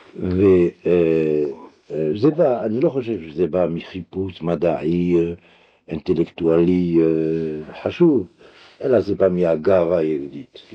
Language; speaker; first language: Hebrew; non-native, fluent; French